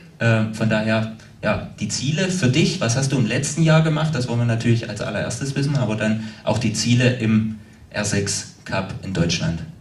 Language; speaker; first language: German; native; German